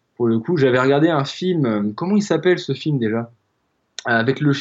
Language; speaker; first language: French; native; French